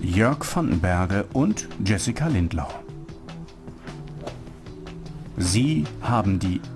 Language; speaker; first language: German; native; German